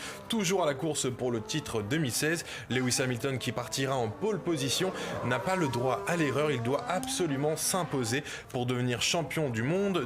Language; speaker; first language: French; native; French